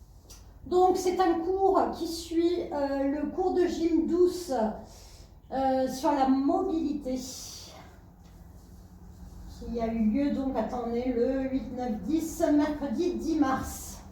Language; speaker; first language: French; native; French